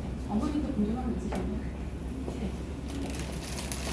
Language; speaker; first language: Korean; native; Korean